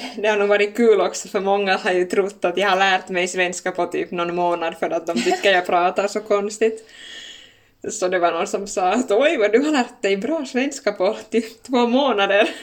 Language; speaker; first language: Swedish; native; Swedish